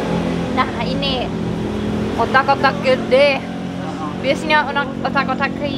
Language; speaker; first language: Indonesian; non-native, learner; English